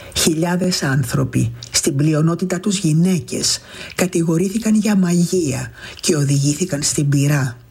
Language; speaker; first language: Greek; native; Greek